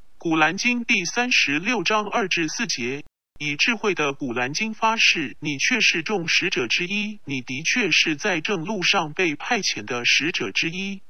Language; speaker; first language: Chinese; non-native, local second language; Cantonese